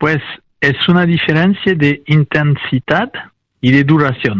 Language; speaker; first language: Spanish; non-native, fluent; French